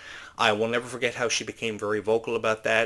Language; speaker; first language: English; native; English